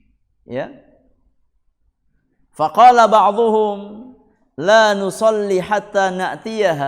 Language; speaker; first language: Arabic; non-native, fluent; Indonesian